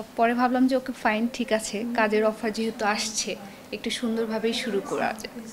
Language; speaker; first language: Bangla; native; Bangla